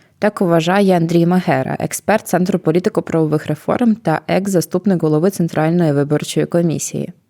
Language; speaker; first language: Ukrainian; native; Ukrainian